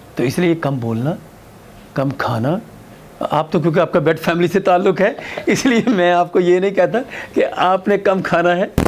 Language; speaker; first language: Urdu; native; Urdu